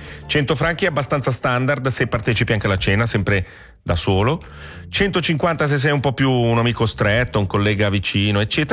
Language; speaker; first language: Italian; native; Italian